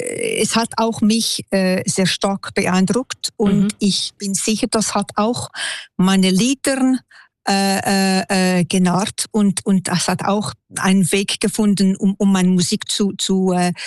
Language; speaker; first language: German; non-native, local second language; French